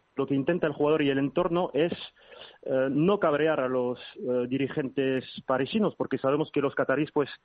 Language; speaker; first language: Spanish; early bilingual, heritage; French